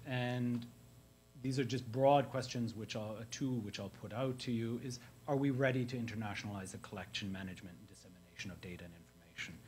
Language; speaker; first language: English; native; English